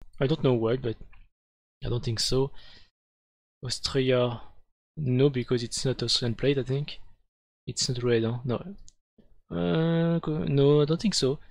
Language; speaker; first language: English; non-native, fluent; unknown